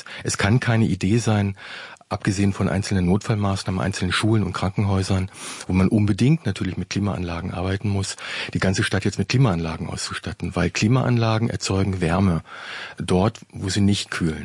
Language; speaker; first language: German; native; German